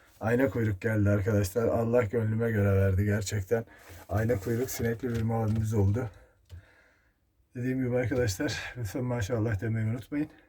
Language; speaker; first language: Turkish; native; Turkish